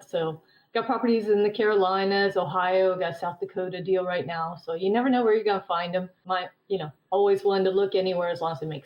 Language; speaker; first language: English; native; English